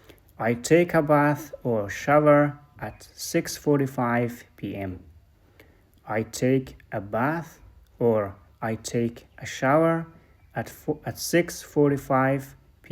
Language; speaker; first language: English; non-native, fluent; Persian